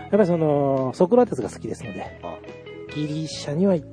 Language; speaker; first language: Japanese; native; Japanese